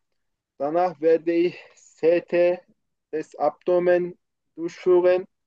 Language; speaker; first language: German; non-native, fluent; Turkish